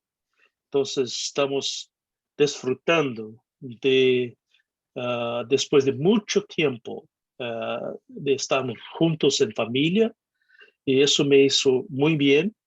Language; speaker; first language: Spanish; non-native, fluent; Portuguese